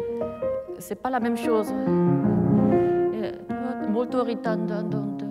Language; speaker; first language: French; non-native, fluent; Japanese